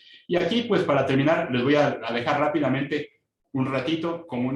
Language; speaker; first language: Spanish; native; Spanish